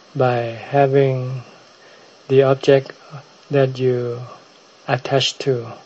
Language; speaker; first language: English; non-native, fluent; Thai